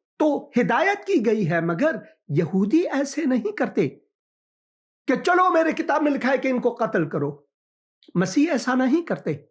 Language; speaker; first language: Urdu; non-native, fluent; Persian